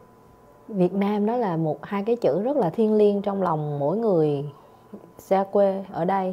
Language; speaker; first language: Vietnamese; native; Vietnamese